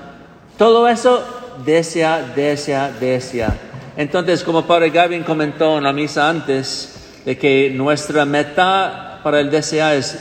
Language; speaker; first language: Spanish; non-native, fluent; English